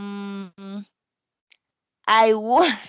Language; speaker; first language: English; non-native, learner; Spanish